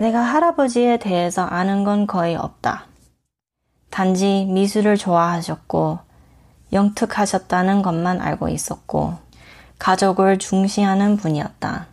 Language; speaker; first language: Korean; early bilingual, heritage; Korean